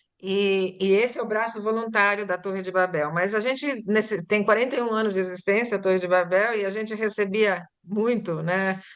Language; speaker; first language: Portuguese; native; Portuguese